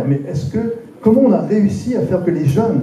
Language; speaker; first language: French; native; French